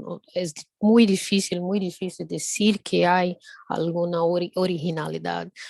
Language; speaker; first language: Spanish; non-native, fluent; Portuguese